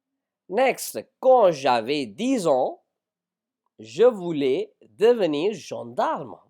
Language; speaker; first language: French; non-native, fluent; Hindi